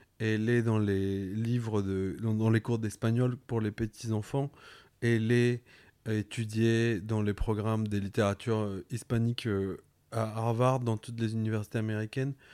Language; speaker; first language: French; non-native, fluent; Spanish